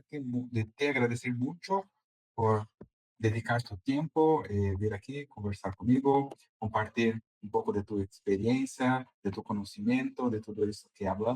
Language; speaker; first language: Spanish; non-native, fluent; Portuguese